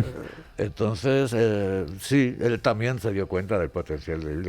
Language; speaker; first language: Spanish; native; Spanish